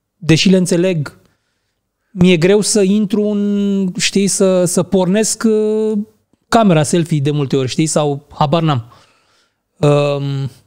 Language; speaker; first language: Romanian; native; Romanian